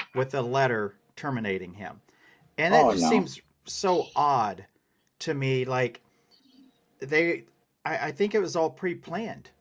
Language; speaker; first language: English; native; English